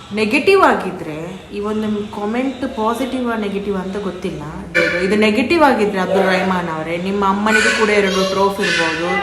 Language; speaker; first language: Kannada; non-native, local second language; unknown